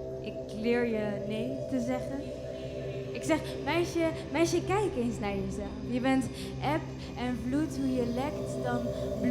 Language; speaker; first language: Dutch; early bilingual, other home language; Kinyarwanda